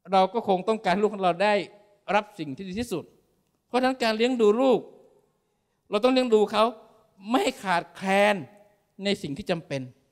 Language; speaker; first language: Thai; native; Thai